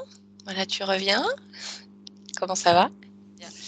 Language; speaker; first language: French; native; French